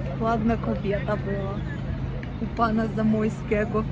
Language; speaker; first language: Polish; non-native, learner; Russian